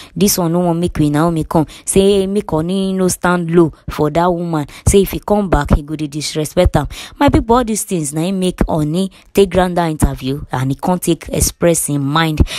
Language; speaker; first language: Nigerian Pidgin; non-native, local second language; Yoruba